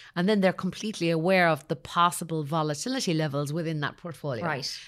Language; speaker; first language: English; native; English